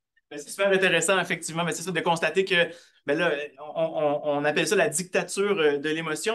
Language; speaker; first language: French; native; French